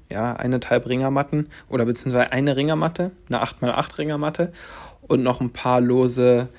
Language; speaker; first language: German; native; German